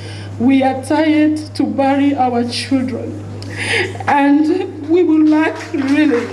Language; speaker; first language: English; non-native, fluent; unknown